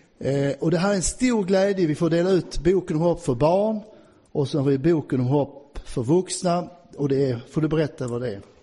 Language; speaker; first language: Swedish; native; Swedish